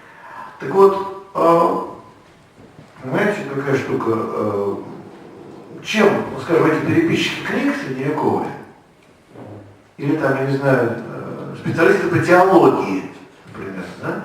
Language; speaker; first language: Russian; native; Russian